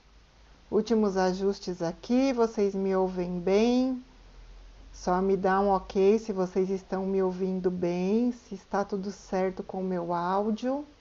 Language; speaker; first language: Portuguese; native; Portuguese